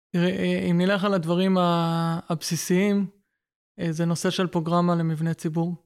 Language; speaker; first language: Hebrew; non-native, fluent; Russian